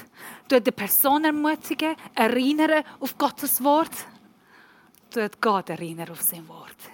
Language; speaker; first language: German; non-native, learner; Persian